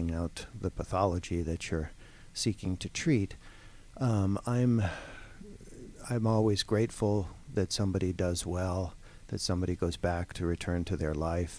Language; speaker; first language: English; native; English